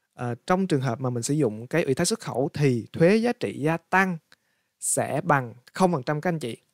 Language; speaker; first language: Vietnamese; native; Vietnamese